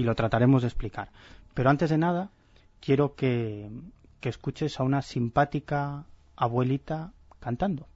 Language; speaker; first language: Spanish; native; Spanish